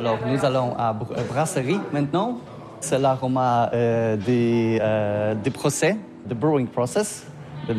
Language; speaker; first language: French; non-native, learner; Polish